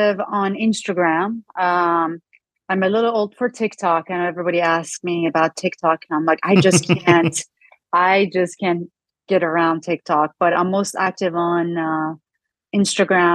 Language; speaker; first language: English; non-native, fluent; Persian